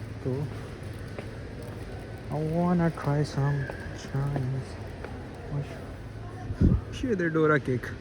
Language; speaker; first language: English; non-native, local second language; Hindi